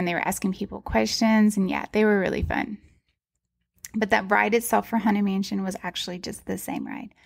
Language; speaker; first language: English; native; English